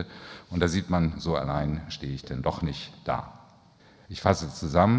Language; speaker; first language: German; native; German